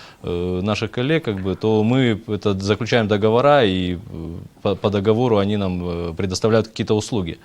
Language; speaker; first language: Russian; native; Russian